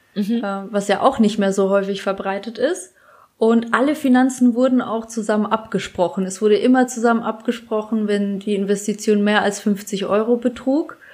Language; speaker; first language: German; native; German